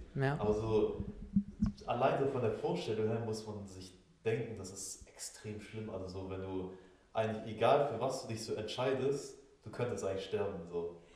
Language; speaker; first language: German; native; German